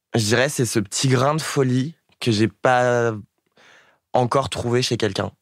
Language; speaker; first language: French; native; French